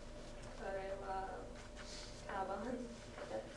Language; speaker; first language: Japanese; non-native, learner; English